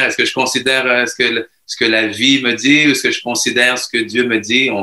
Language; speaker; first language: French; native; French